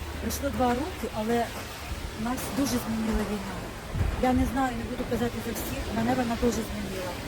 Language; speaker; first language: Ukrainian; non-native, local second language; Russian